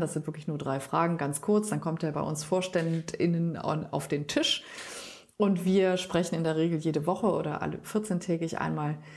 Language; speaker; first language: German; native; German